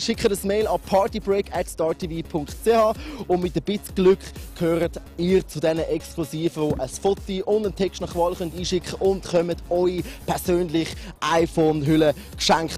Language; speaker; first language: German; native; German